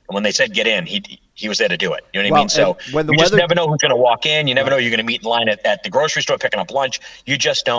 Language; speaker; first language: English; native; English